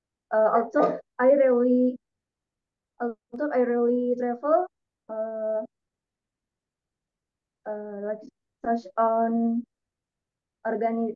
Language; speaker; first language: English; non-native, learner; Indonesian